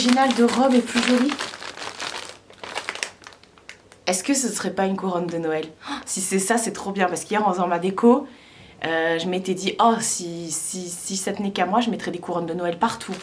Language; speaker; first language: French; native; French